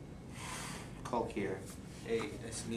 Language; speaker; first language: Spanish; non-native, learner; English